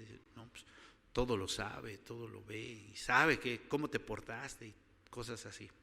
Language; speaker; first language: Spanish; native; Spanish